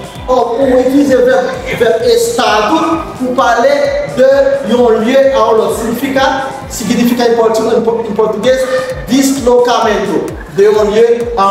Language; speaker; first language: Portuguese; non-native, fluent; Haitian Creole